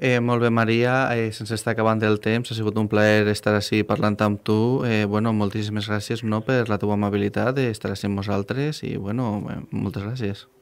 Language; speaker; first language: Catalan; native; Catalan